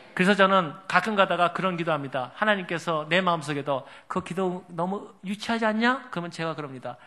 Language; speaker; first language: Korean; native; Korean